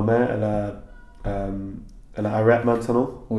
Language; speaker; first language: French; non-native, learner; English